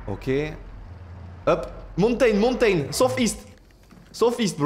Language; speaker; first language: English; non-native, learner; French